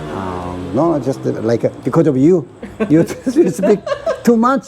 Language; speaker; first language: English; non-native, learner; Korean